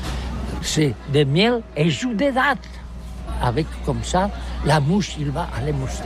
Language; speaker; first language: French; non-native, learner; Catalan